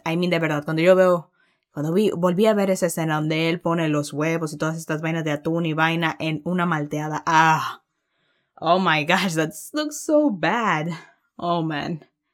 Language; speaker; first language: Spanish; early bilingual, heritage; Spanish